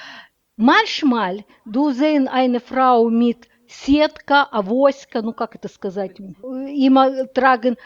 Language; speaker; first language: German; non-native, learner; Russian